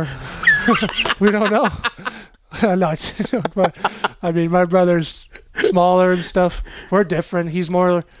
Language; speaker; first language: English; non-native, fluent; French